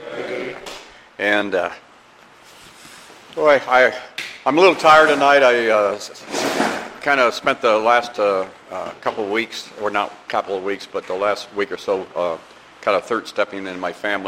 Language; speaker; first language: English; native; English